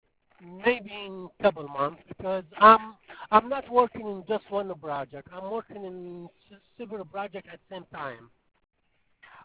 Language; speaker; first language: English; non-native, fluent; Arabic